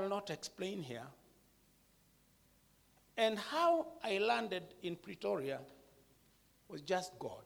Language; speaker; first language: English; non-native, local second language; Kikuyu